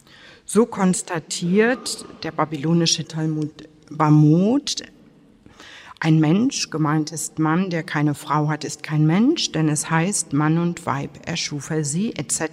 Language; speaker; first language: German; native; German